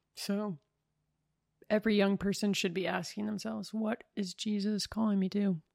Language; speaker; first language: English; native; English